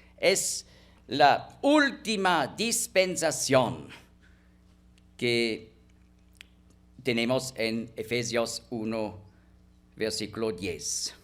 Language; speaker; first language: Spanish; non-native, fluent; German